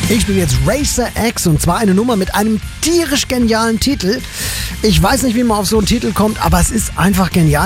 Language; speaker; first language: German; native; German